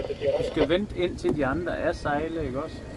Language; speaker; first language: Danish; native; Danish